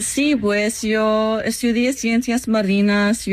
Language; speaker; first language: Spanish; non-native, learner; English